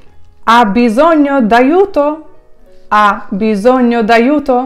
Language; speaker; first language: Italian; non-native, fluent; Ukrainian